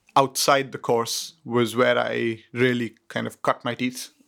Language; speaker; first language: English; non-native, local second language; Hindi